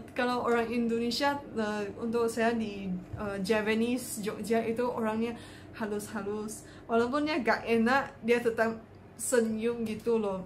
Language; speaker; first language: Indonesian; non-native, fluent; Chinese